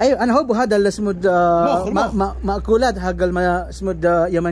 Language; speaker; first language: Arabic; non-native, learner; Indonesian